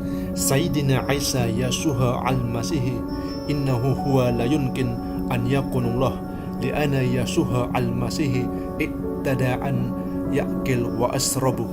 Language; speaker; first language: Arabic; non-native, learner; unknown